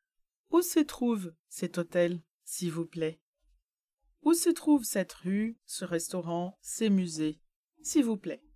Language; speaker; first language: French; non-native, fluent; Portuguese